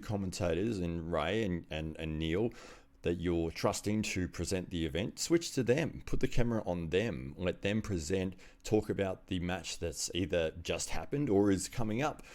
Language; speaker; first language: English; native; English